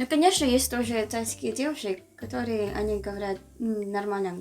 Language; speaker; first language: Russian; non-native, learner; Filipino